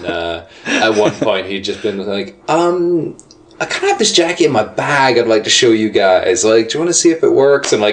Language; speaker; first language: English; native; English